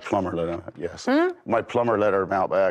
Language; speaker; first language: English; native; English